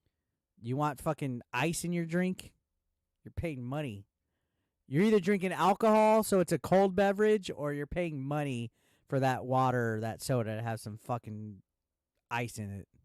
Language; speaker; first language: English; native; English